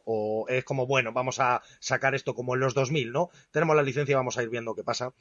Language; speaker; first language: Spanish; native; Spanish